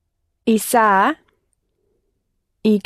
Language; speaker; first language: Arabic; non-native, learner; English